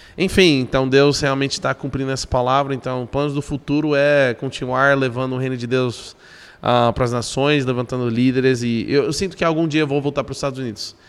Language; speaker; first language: Portuguese; non-native, fluent; English